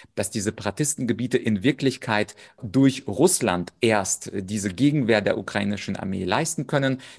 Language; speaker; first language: German; early bilingual, other home language; Russian